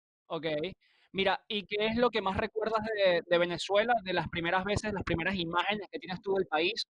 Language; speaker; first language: Spanish; native; Spanish